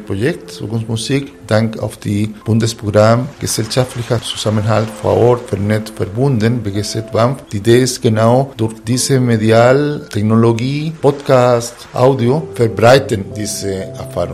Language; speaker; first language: German; non-native, fluent; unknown